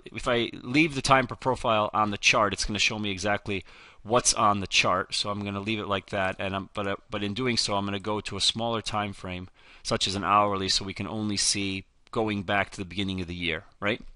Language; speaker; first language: English; native; English